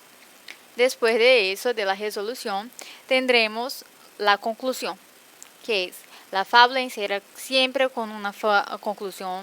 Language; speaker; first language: Spanish; non-native, fluent; Portuguese